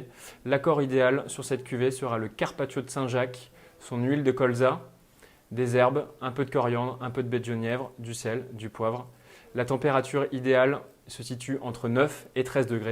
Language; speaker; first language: French; native; French